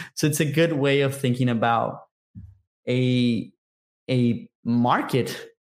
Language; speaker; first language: English; non-native, fluent; Portuguese